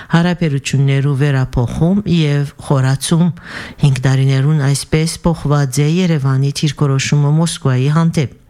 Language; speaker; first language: Armenian; native; Armenian